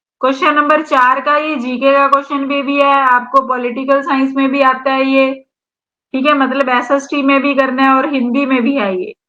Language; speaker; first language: Hindi; native; Hindi